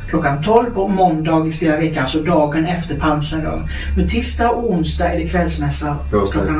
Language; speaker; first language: Swedish; native; Swedish